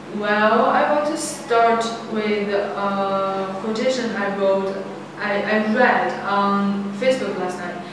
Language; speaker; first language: English; non-native, fluent; Chinese